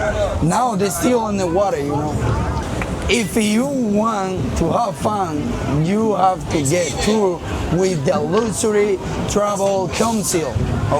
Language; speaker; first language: English; non-native, learner; Spanish